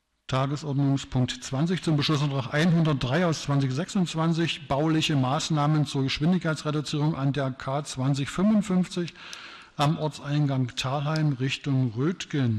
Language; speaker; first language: German; native; German